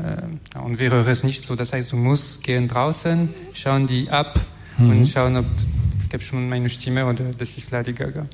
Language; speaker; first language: German; non-native, learner; French